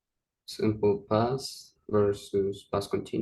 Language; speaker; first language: English; non-native, learner; Spanish